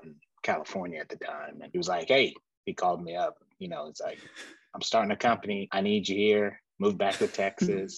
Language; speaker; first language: English; native; English